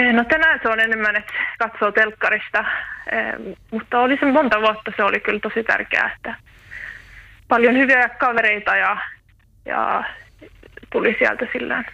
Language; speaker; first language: Finnish; native; Finnish